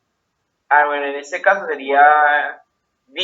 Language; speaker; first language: Spanish; native; Spanish